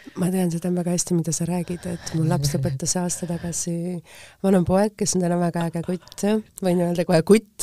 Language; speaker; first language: Estonian; native; Estonian